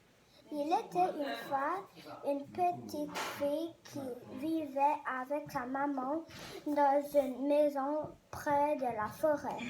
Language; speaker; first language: French; non-native, learner; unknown